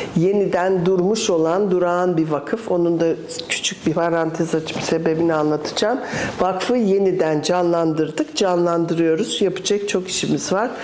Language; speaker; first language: Turkish; early bilingual, other home language; English